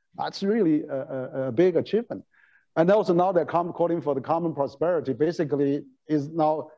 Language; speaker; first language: English; non-native, fluent; Chinese